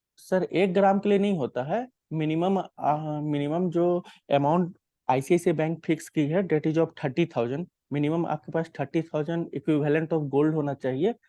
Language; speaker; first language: Hindi; native; Hindi